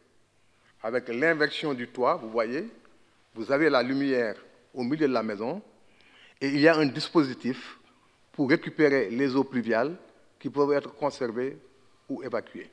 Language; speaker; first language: French; non-native, local second language; Wolof